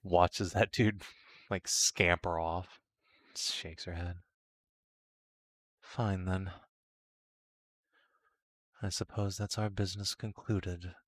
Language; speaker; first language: English; native; English